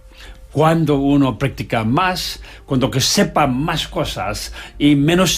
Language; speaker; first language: Spanish; non-native, learner; Tibetan